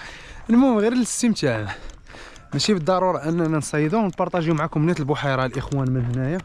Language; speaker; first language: Arabic; native; Arabic